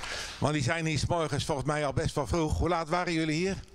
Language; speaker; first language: Dutch; native; Dutch